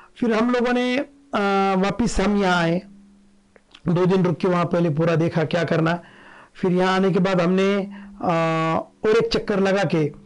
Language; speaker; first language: Hindi; non-native, local second language; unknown